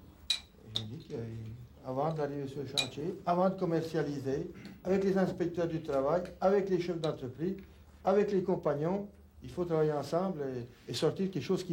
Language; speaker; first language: French; native; French